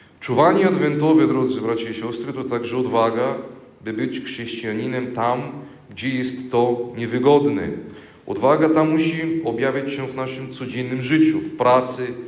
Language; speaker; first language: Polish; non-native, fluent; Bulgarian